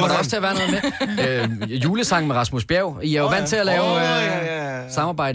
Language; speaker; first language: Danish; native; Danish